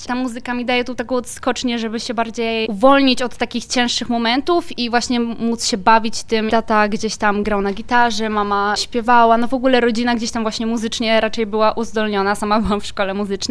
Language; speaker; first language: Polish; native; Polish